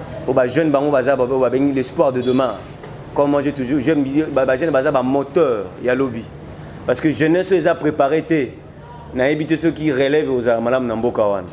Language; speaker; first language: French; non-native, local second language; Lingala